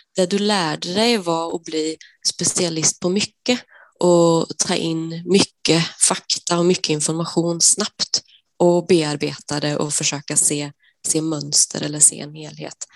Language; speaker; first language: Swedish; native; Swedish